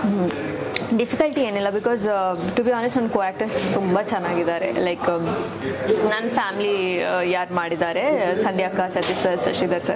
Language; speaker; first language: Kannada; non-native, local second language; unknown